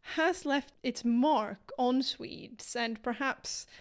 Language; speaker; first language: English; non-native, fluent; Swedish